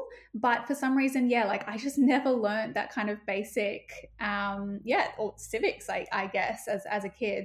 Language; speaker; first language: English; native; English